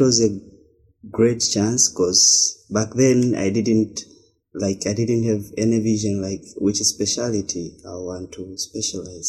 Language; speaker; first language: English; non-native, local second language; Swahili